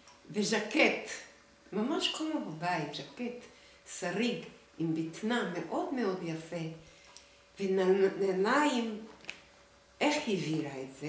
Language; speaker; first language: Hebrew; non-native, fluent; Hungarian